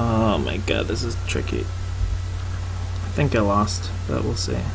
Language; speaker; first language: English; native; English